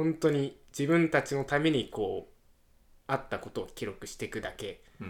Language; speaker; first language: Japanese; native; Japanese